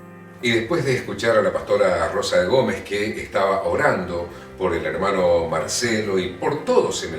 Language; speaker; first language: Spanish; native; Spanish